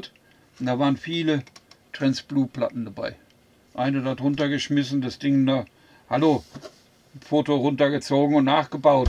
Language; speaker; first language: German; native; German